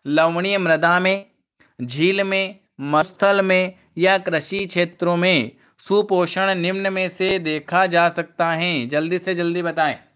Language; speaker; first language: Hindi; native; Hindi